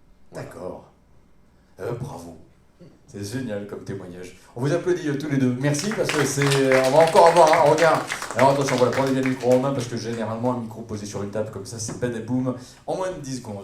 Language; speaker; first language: French; native; French